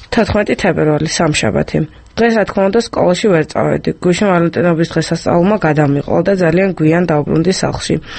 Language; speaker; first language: Georgian; early bilingual, other home language; French